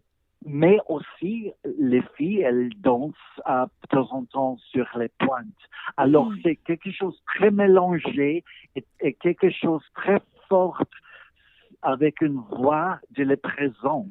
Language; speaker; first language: French; non-native, learner; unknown